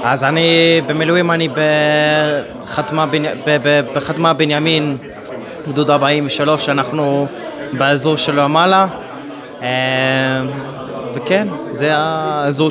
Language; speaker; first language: Hebrew; non-native, fluent; English